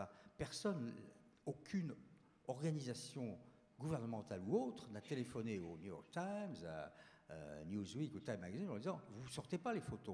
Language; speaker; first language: French; native; French